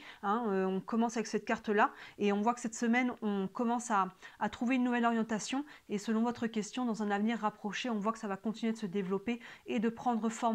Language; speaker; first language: French; native; French